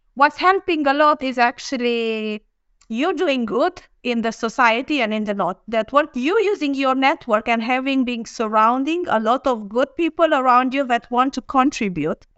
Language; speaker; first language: English; non-native, fluent; Romanian